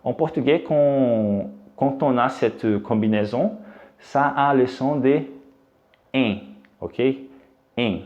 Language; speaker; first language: French; non-native, fluent; Portuguese